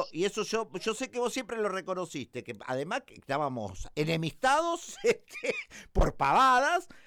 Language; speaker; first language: Spanish; native; Spanish